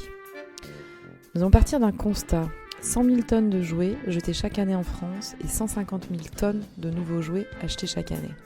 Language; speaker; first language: French; native; French